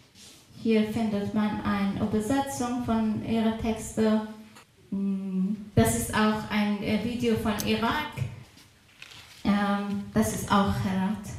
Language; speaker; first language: German; non-native, fluent; Persian